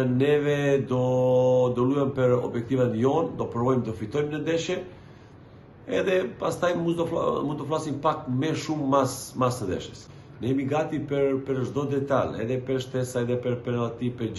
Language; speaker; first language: Albanian; non-native, learner; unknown